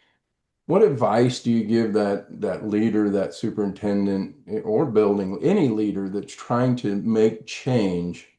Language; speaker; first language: English; native; English